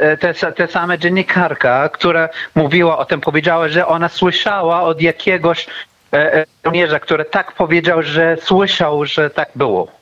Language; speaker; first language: Polish; non-native, learner; Arabic